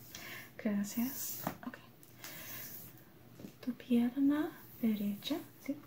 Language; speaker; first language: Spanish; non-native, learner; English